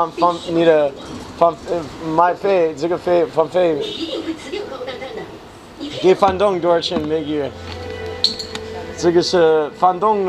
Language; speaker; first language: Chinese; non-native, learner; English